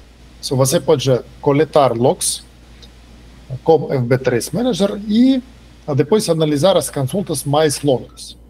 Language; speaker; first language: Portuguese; non-native, fluent; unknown